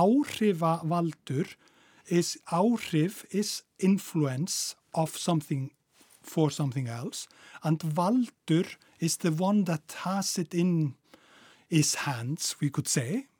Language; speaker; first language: English; non-native, fluent; Icelandic